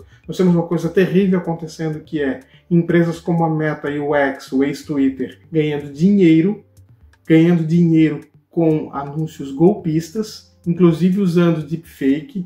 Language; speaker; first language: Portuguese; native; Portuguese